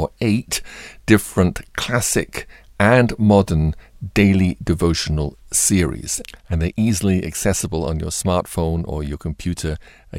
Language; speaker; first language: English; native; English